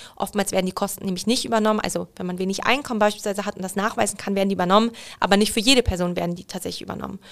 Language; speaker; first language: German; native; German